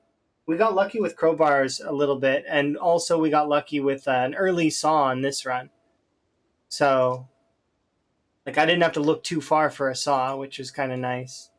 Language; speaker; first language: English; native; English